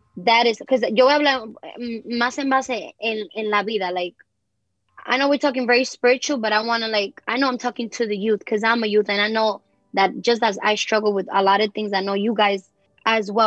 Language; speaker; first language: English; early bilingual, other home language; Spanish